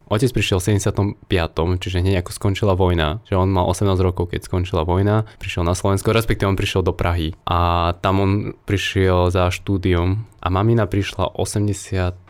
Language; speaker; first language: Slovak; early bilingual, other home language; Vietnamese